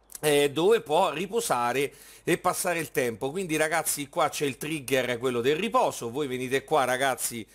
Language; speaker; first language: Italian; native; Italian